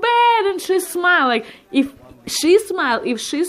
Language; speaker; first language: English; non-native, learner; Ukrainian